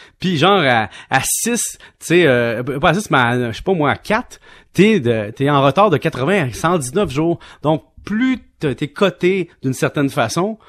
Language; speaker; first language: French; native; French